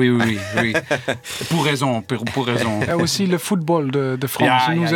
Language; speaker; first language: French; non-native, learner; Dutch